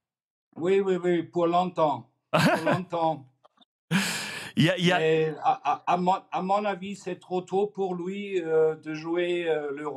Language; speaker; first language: French; non-native, fluent; German